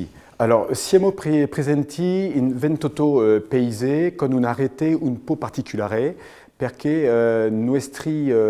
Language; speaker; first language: Italian; non-native, fluent; French